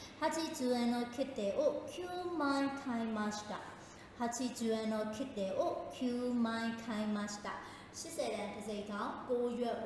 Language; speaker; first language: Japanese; non-native, fluent; Burmese